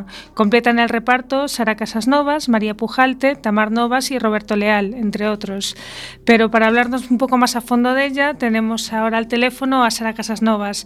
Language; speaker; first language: Spanish; native; Spanish